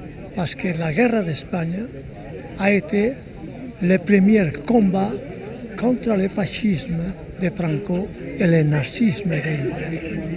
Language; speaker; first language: French; non-native, fluent; Spanish